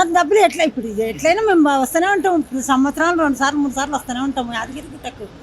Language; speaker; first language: Telugu; native; Telugu